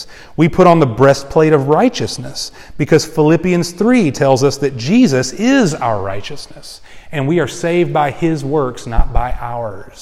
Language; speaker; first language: English; native; English